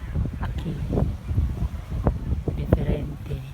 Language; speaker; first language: Spanish; non-native, learner; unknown